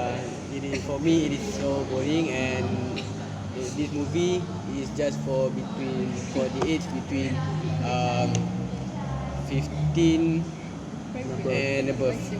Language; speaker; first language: English; non-native, learner; Malay